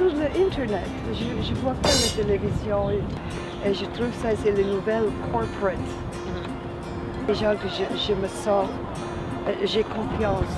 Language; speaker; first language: French; non-native, local second language; English